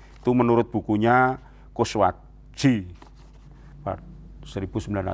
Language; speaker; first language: Indonesian; non-native, local second language; Javanese